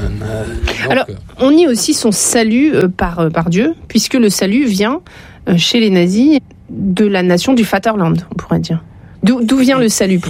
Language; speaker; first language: French; native; French